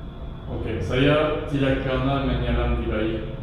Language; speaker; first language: Indonesian; non-native, learner; English